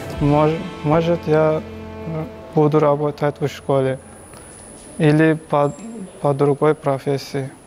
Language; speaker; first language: Russian; non-native, learner; Turkmen